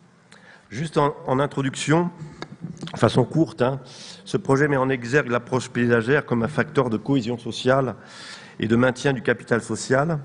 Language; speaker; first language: French; native; French